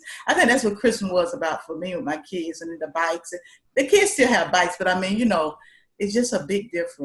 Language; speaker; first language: English; native; English